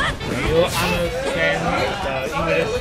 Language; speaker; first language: English; non-native, learner; Chinese